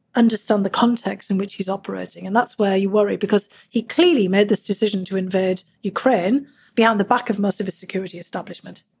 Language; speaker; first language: English; native; English